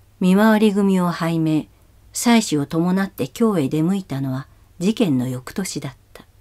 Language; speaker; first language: Japanese; native; Japanese